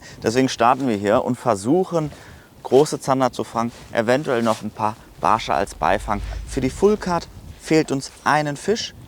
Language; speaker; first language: German; native; German